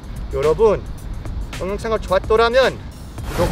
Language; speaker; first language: Korean; non-native, fluent; English